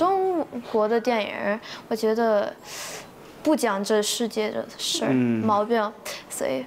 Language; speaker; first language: Chinese; early bilingual, heritage; Chinese